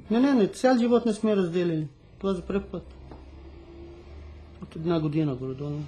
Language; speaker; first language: Bulgarian; non-native, fluent; Arabic